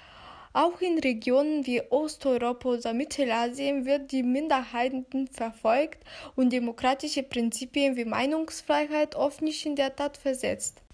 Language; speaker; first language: German; non-native, fluent; Turkish